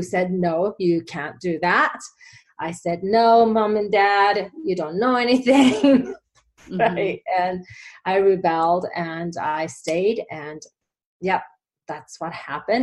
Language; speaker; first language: English; non-native, fluent; Japanese